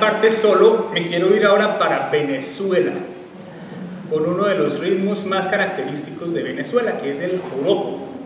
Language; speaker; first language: Spanish; native; Spanish